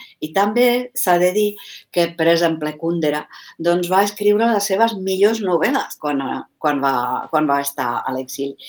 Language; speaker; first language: Catalan; non-native, fluent; Czech